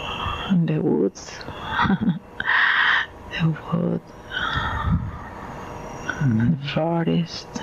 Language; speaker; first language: English; non-native, learner; Spanish